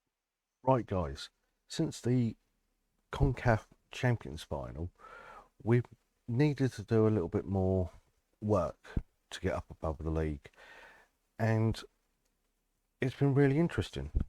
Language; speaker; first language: English; native; English